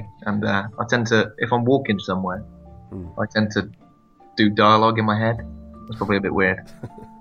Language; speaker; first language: English; native; English